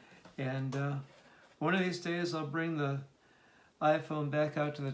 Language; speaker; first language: English; native; English